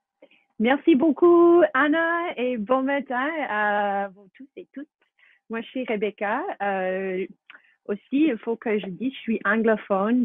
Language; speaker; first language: French; non-native, fluent; English